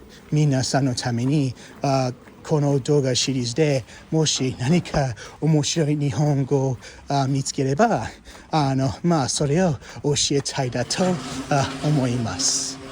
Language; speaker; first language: Japanese; non-native, fluent; English